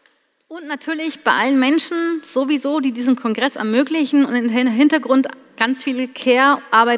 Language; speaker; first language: German; native; German